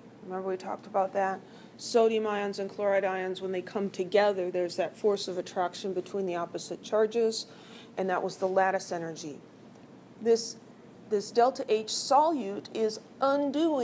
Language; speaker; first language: English; native; English